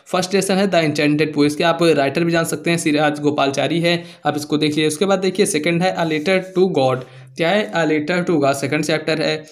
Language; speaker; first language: Hindi; native; Hindi